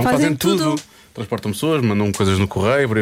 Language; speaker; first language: Portuguese; native; Portuguese